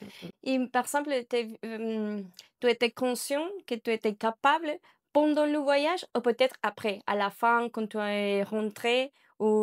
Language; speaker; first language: French; non-native, learner; Spanish